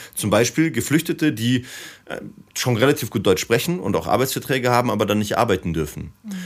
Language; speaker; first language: German; native; German